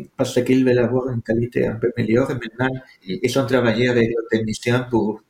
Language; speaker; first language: French; non-native, fluent; Spanish